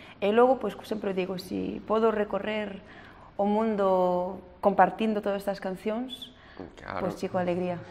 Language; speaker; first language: Galician; early bilingual, heritage; French